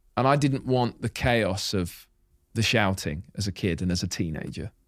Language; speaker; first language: English; native; English